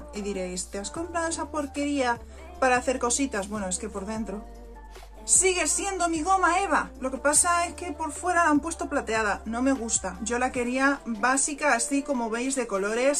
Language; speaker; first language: Spanish; native; Spanish